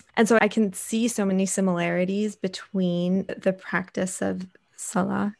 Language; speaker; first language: English; native; English